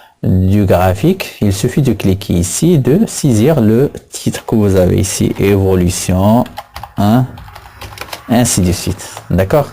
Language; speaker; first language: French; non-native, local second language; Arabic